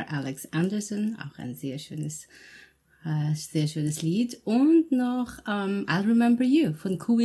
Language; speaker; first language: German; early bilingual, other home language; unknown